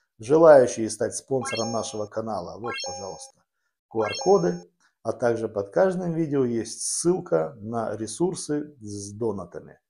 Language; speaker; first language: Russian; native; Russian